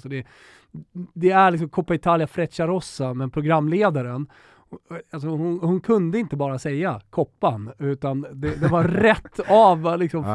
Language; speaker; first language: Swedish; native; Swedish